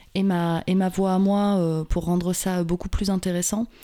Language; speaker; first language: French; native; French